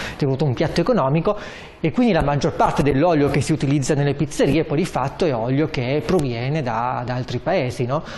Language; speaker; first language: Italian; native; Italian